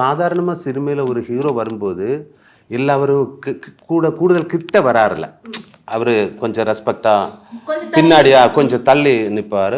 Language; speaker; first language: Tamil; non-native, learner; Malayalam